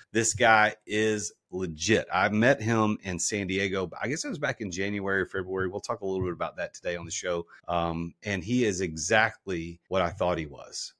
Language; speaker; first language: English; native; English